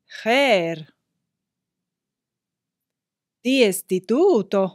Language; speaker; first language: Greek; non-native, fluent; English